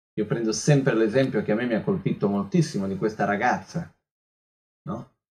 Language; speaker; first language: Italian; non-native, fluent; Portuguese